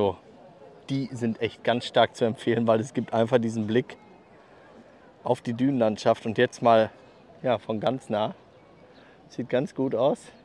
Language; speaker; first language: German; native; German